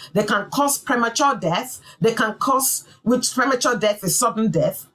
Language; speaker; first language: English; non-native, local second language; Yoruba